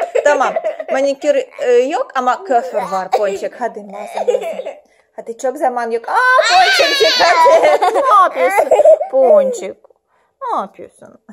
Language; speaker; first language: Turkish; non-native, learner; Russian